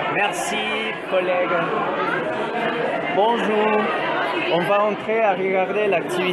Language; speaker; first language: French; non-native, learner; Spanish